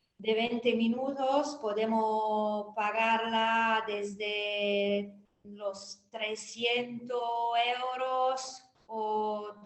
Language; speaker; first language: Spanish; non-native, fluent; Italian